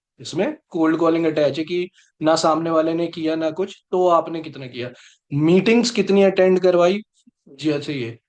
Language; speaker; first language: Hindi; native; Hindi